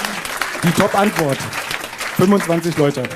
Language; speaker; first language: German; native; German